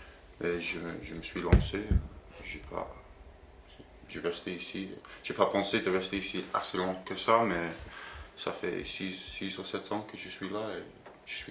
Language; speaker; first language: French; non-native, fluent; English